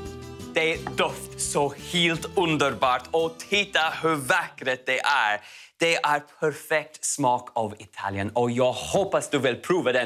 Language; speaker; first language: Swedish; non-native, learner; English